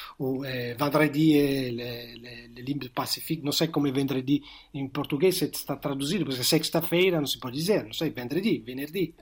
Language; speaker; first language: Portuguese; non-native, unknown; Italian